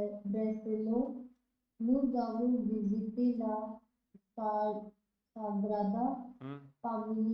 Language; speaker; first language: French; non-native, learner; Hindi